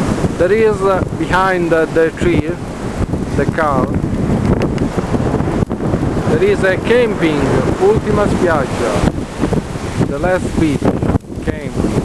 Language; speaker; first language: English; non-native, learner; Italian